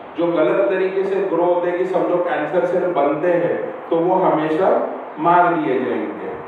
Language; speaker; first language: Hindi; non-native, local second language; Marathi